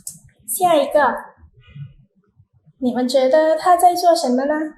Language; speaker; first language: Chinese; non-native, fluent; Indonesian